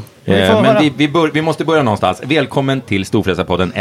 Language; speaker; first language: Swedish; native; Swedish